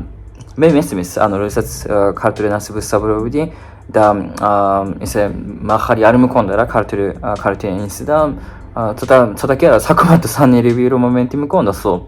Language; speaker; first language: Georgian; non-native, fluent; Japanese